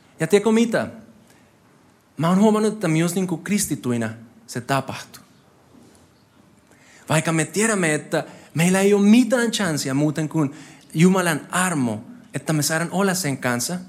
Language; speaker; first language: Finnish; non-native, fluent; Spanish